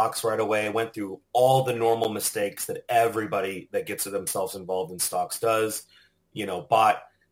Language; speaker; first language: English; native; English